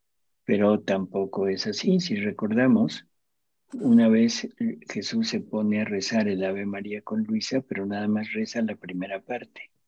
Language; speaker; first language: Spanish; native; Spanish